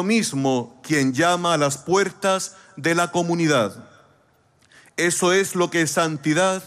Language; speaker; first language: Spanish; native; Spanish